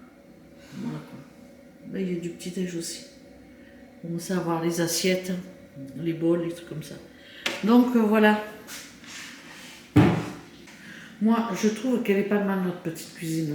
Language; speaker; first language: French; native; French